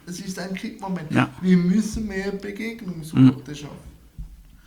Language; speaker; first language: German; native; German